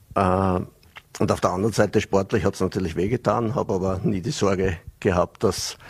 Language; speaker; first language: German; native; German